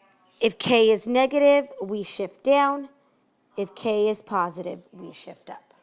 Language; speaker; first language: English; native; English